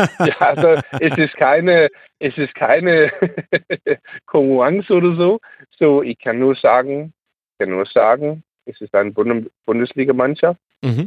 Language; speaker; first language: German; non-native, learner; Danish